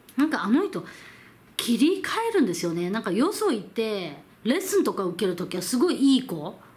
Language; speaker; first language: Japanese; non-native, fluent; Korean